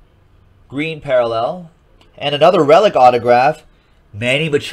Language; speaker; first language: English; native; English